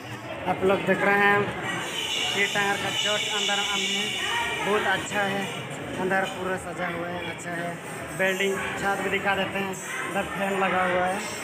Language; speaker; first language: Hindi; non-native, local second language; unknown